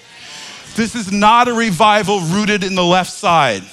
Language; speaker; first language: English; native; English